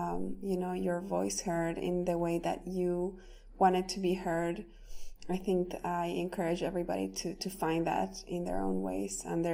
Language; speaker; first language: English; non-native, fluent; Spanish